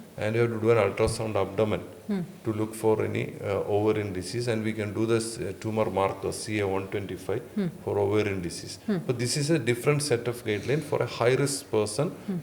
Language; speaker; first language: English; non-native, local second language; Malayalam